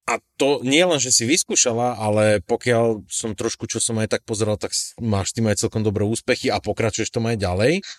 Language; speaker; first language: Slovak; native; Slovak